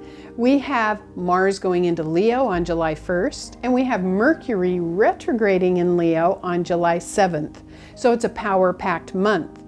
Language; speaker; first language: English; native; English